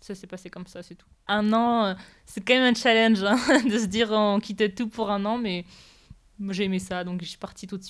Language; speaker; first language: French; native; French